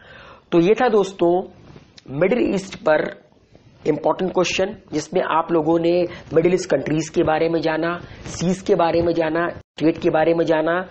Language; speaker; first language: Hindi; native; Hindi